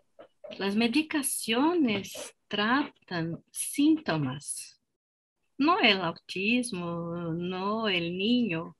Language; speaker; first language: Spanish; non-native, fluent; Portuguese